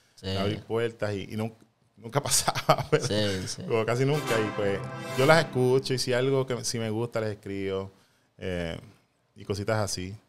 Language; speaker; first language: Spanish; native; Spanish